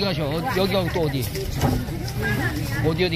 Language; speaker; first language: Korean; native; Korean